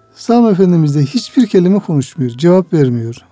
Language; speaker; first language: Turkish; native; Turkish